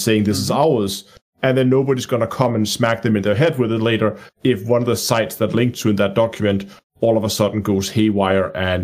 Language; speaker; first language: English; non-native, fluent; Danish